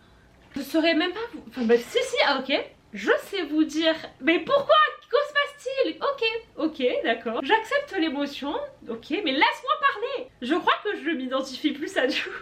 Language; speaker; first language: French; native; French